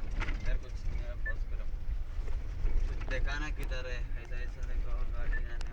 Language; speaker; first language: Hindi; non-native, local second language; Malayalam